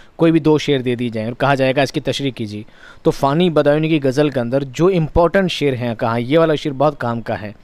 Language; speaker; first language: Hindi; native; Hindi